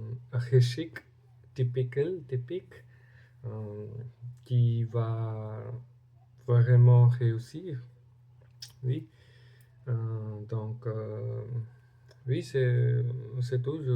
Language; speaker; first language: French; non-native, learner; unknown